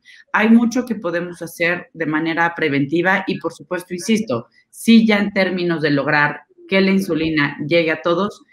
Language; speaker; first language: Spanish; native; Spanish